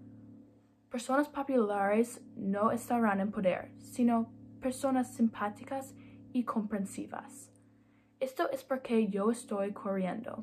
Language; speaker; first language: Spanish; non-native, learner; English